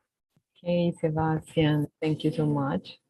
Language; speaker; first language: English; non-native, fluent; Spanish